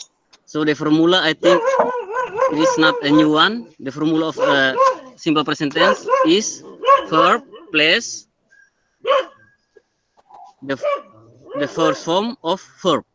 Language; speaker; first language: English; non-native, learner; Indonesian